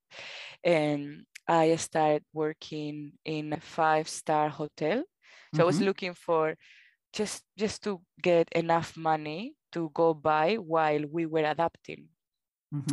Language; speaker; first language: English; non-native, fluent; Spanish